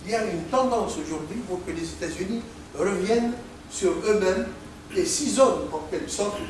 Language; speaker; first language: French; non-native, local second language; Arabic